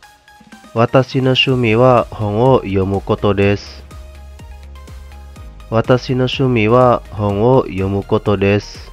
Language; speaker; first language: Japanese; non-native, fluent; Indonesian